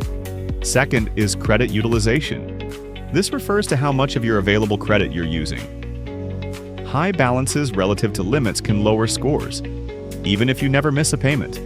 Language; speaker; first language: English; native; English